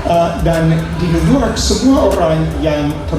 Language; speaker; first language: Indonesian; non-native, fluent; English